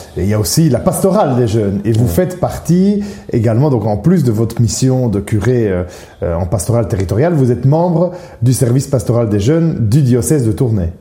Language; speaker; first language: French; native; French